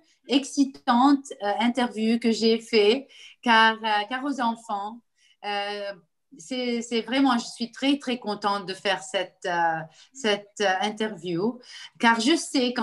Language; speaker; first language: French; non-native, local second language; Arabic